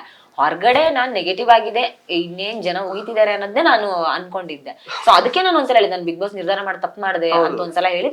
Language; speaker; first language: Kannada; native; Kannada